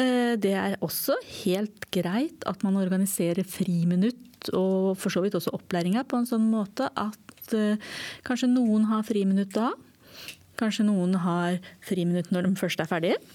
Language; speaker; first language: Norwegian; native; Norwegian